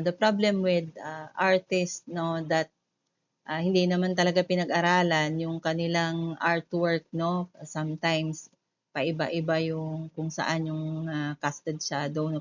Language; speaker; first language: Filipino; native; Filipino